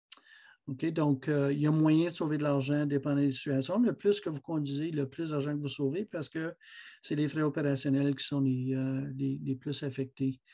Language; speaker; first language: French; native; French